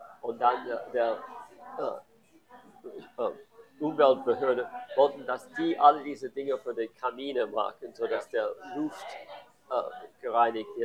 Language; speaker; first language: German; non-native, learner; English